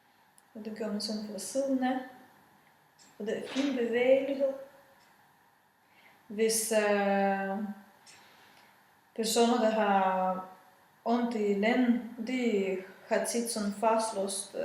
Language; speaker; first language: Danish; non-native, fluent; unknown